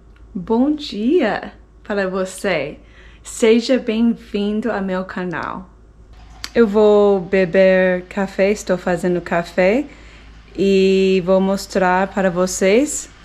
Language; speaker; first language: Portuguese; non-native, fluent; English